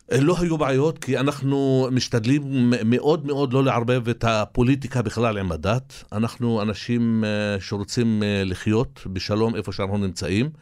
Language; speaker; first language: Hebrew; non-native, local second language; Arabic